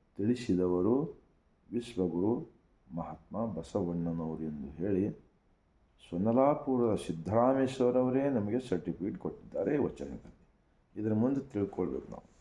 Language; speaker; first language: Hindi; non-native, local second language; Kannada